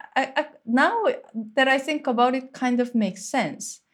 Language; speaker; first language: English; non-native, fluent; Korean